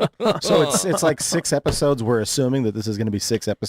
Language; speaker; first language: English; native; English